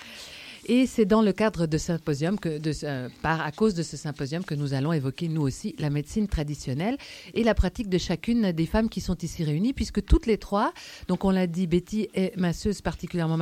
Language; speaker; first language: French; native; French